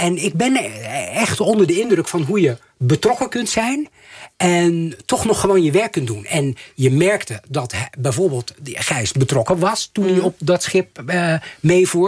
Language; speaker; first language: Dutch; native; Dutch